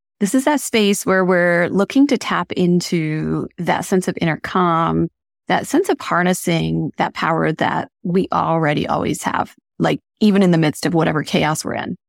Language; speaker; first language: English; early bilingual, other home language; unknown